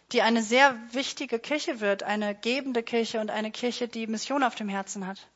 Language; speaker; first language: German; native; German